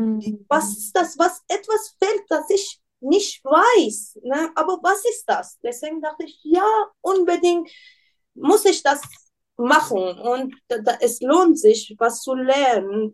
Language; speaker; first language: German; non-native, learner; Persian